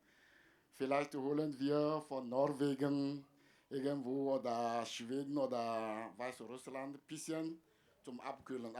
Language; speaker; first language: German; non-native, fluent; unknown